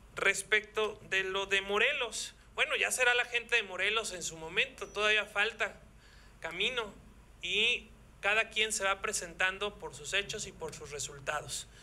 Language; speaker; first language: Spanish; native; Spanish